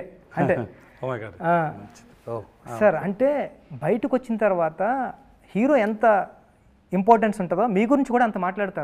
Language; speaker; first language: Telugu; native; Telugu